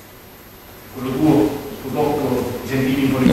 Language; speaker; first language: Italian; native; Italian